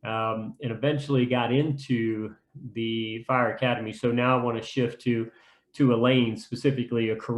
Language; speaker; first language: English; native; English